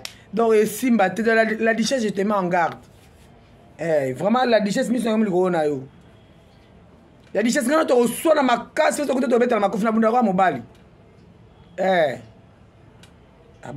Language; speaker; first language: French; non-native, local second language; Lingala